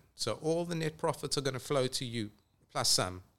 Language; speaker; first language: English; native; English